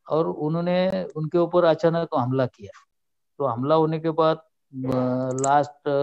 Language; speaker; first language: Hindi; non-native, local second language; Marathi